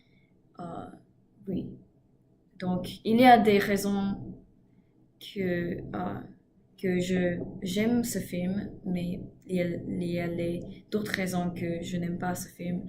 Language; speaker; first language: French; non-native, learner; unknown